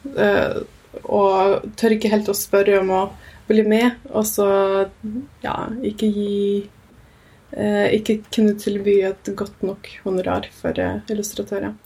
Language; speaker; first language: Norwegian; early bilingual, other home language; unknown